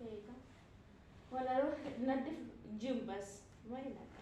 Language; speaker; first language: Arabic; non-native, learner; Oromo